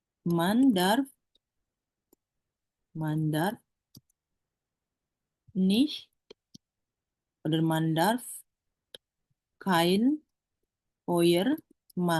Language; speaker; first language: German; non-native, fluent; Indonesian